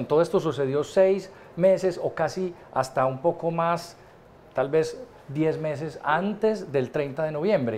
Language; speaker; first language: Spanish; native; Spanish